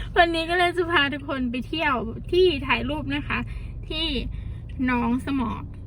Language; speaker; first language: Thai; native; Thai